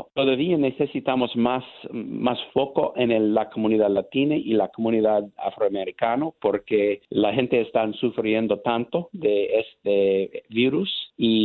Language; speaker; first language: Spanish; non-native, learner; English